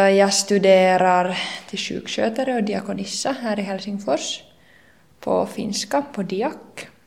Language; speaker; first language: Swedish; native; Swedish